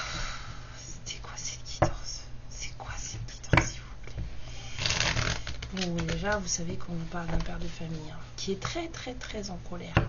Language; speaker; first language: French; native; French